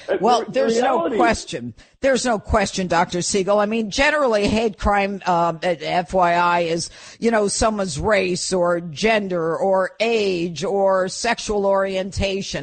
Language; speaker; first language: English; native; English